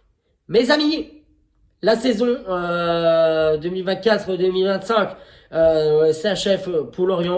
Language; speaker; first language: French; native; French